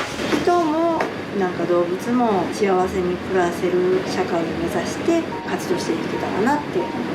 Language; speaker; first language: Japanese; native; Japanese